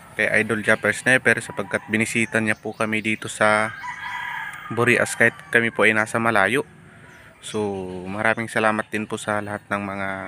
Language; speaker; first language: Filipino; non-native, local second language; Masbatenyo